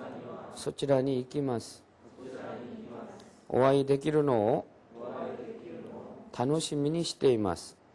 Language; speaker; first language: Japanese; non-native, local second language; Korean